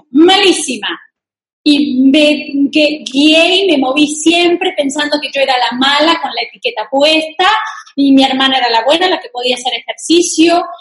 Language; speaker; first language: Spanish; native; Spanish